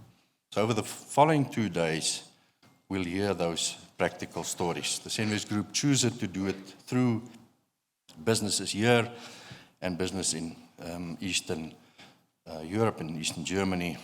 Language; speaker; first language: English; non-native, local second language; Afrikaans